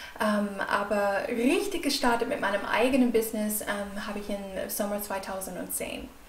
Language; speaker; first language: German; non-native, fluent; English